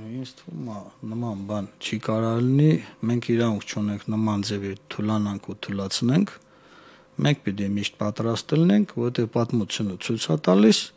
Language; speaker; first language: Armenian; native; Armenian